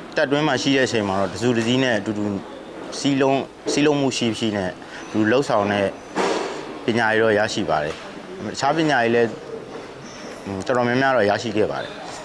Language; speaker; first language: Burmese; native; Burmese